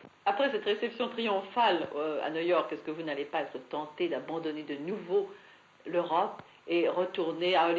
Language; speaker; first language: French; native; French